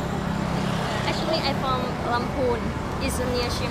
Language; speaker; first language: English; non-native, learner; Thai